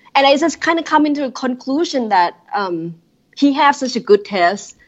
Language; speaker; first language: English; non-native, fluent; Thai